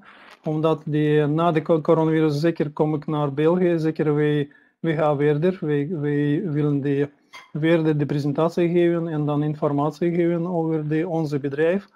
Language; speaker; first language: Dutch; non-native, learner; Russian